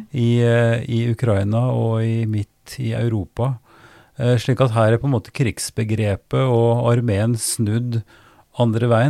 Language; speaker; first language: Norwegian; native; Norwegian